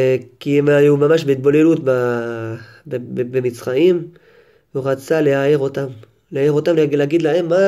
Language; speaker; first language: Hebrew; non-native, fluent; French